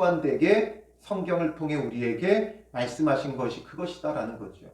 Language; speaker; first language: Korean; native; Korean